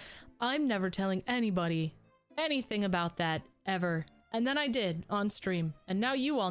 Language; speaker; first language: English; native; English